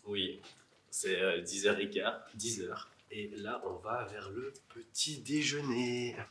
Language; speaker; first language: French; native; French